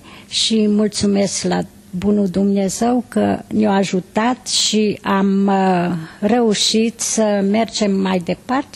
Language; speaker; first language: Romanian; non-native, local second language; Hungarian